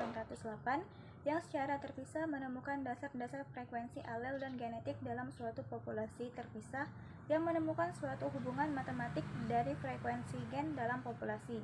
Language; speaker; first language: Indonesian; native; Indonesian